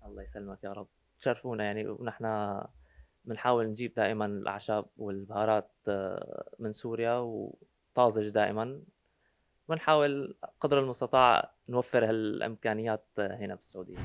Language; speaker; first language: Arabic; native; Arabic